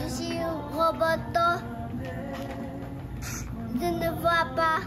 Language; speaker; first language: French; early bilingual, other home language; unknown